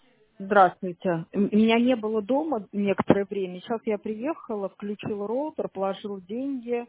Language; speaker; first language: Russian; native; Russian